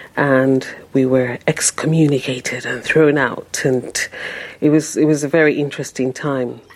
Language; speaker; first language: English; non-native, local second language; Yoruba